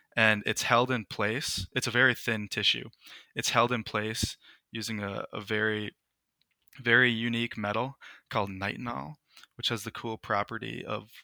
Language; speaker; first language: English; native; English